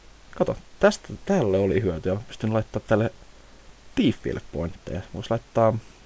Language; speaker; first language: Finnish; native; Finnish